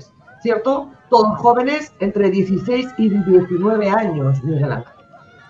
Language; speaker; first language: Spanish; native; Spanish